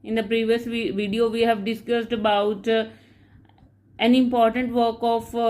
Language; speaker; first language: English; non-native, local second language; Punjabi